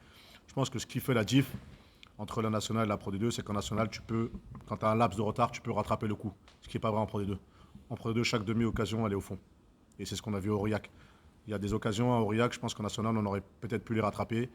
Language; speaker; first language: French; native; French